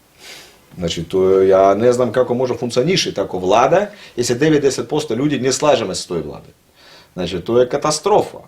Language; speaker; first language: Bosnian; non-native, learner; Russian